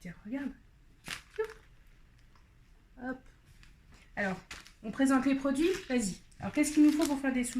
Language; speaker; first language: French; native; French